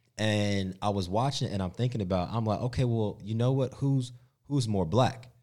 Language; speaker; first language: English; native; English